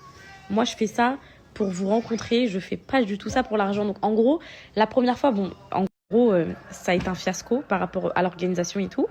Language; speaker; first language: French; native; French